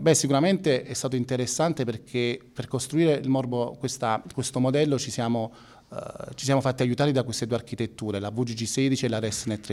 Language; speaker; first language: Italian; native; Italian